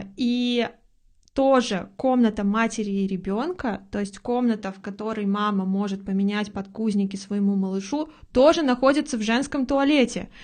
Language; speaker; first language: Russian; native; Russian